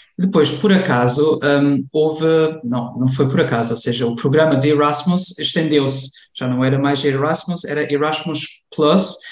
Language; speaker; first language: Portuguese; early bilingual, heritage; Portuguese